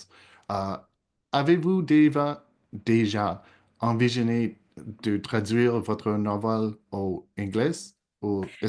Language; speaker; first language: French; non-native, local second language; English